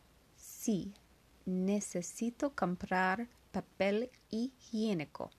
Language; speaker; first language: Spanish; non-native, learner; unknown